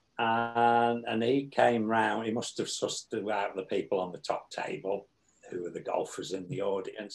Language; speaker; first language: English; native; English